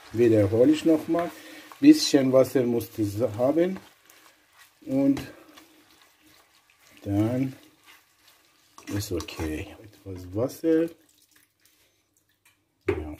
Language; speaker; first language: German; non-native, learner; Persian